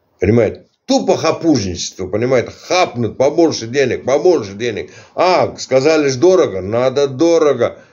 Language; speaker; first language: Russian; non-native, local second language; Turkmen